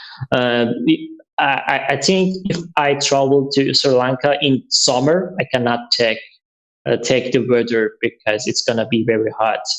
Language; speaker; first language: English; non-native, learner; Persian